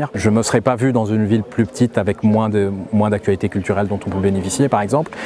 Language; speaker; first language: French; non-native, local second language; Arabic